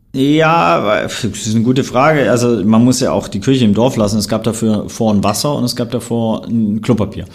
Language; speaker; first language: German; native; German